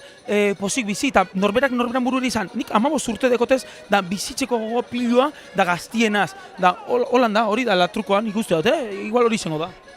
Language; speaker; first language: Basque; native; Basque